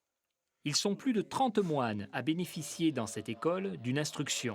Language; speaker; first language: French; native; French